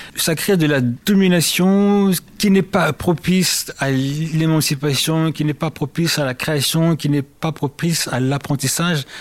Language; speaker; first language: French; early bilingual, other home language; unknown